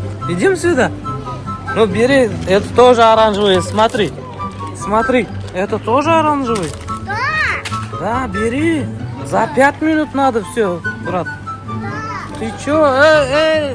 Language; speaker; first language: Russian; non-native, local second language; Kazakh